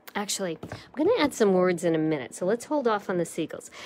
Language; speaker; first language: English; native; English